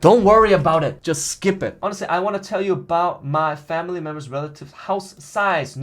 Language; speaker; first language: English; early bilingual, other home language; Korean